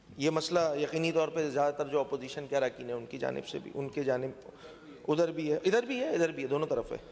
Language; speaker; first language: Urdu; native; Urdu